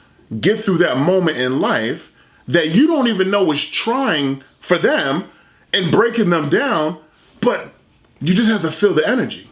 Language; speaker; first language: English; native; English